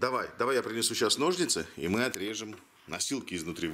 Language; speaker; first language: Russian; native; Russian